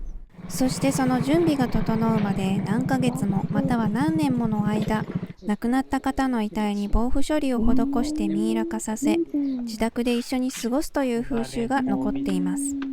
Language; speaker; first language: Japanese; native; Japanese